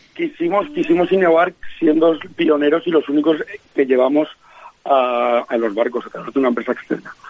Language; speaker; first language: Spanish; native; Spanish